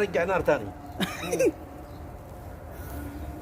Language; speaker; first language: Arabic; non-native, learner; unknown